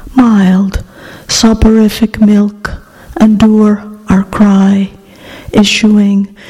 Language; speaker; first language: English; non-native, fluent; Greek